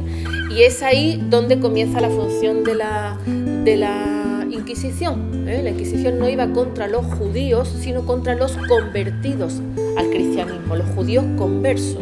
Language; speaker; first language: Spanish; native; Spanish